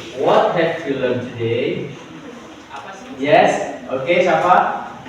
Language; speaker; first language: English; non-native, learner; Indonesian